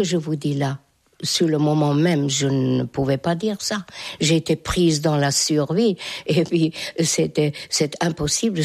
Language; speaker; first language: French; non-native, fluent; Hungarian